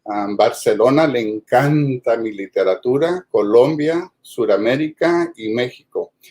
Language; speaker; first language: Spanish; early bilingual, heritage; Spanish